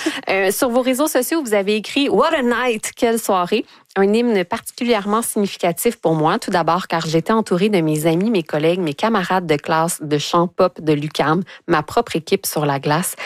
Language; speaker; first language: French; native; French